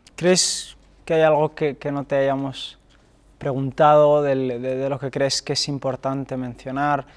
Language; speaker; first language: Spanish; native; Spanish